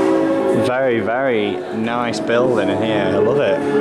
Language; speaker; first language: English; native; English